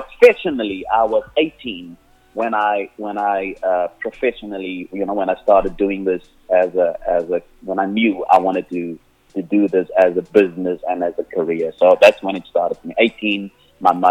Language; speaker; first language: English; non-native, local second language; Afrikaans